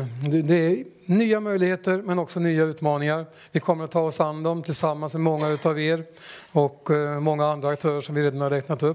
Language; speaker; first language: Swedish; native; Swedish